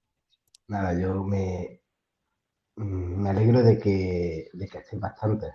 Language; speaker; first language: Spanish; native; Spanish